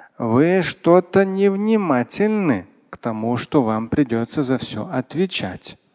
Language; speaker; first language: Russian; non-native, local second language; Tatar